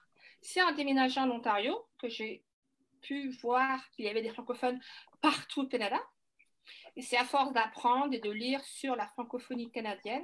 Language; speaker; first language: French; native; French